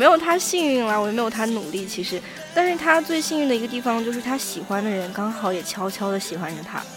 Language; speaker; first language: Chinese; native; Chinese